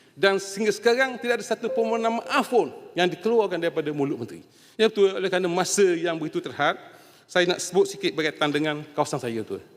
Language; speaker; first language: Malay; native; Malay